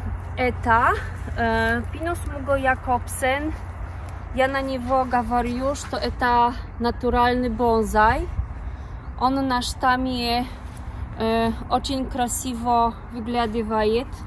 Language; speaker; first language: Russian; non-native, learner; Polish